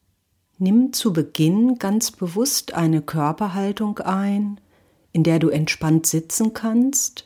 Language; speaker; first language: German; native; German